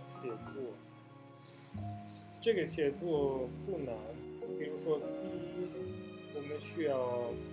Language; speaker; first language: Chinese; non-native, fluent; Italian